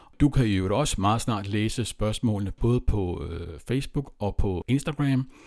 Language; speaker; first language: Danish; native; Danish